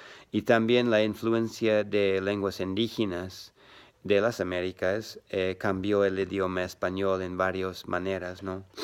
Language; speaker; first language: Spanish; non-native, learner; English